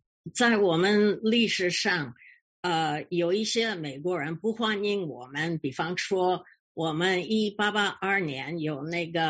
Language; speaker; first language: Chinese; early bilingual, heritage; English